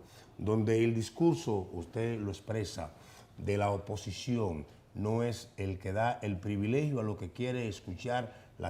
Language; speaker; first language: Spanish; native; Spanish